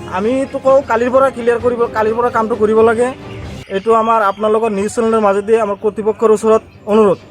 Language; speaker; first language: Assamese; non-native, local second language; Bangla